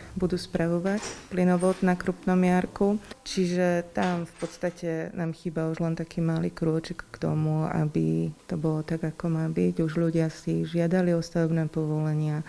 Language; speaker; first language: Slovak; native; Slovak